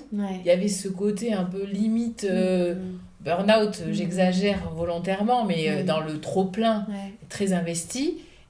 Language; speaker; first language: French; native; French